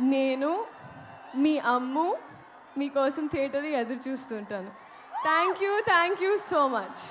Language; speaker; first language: Telugu; non-native, fluent; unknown